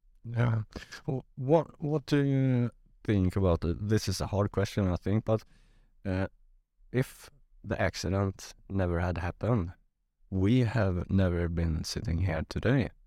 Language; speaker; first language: English; non-native, fluent; Swedish